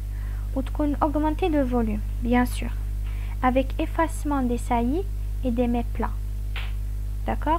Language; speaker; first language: French; non-native, local second language; Arabic